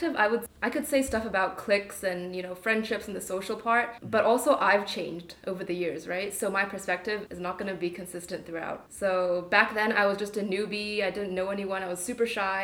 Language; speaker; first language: English; non-native, local second language; Cantonese